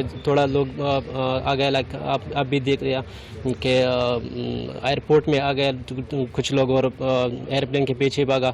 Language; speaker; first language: Hindi; non-native, learner; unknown